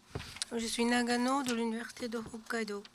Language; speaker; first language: French; non-native, fluent; Japanese